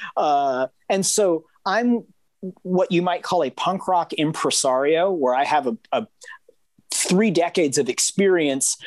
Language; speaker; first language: English; native; English